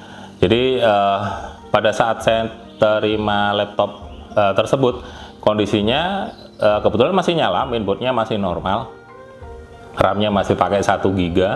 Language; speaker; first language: Indonesian; native; Indonesian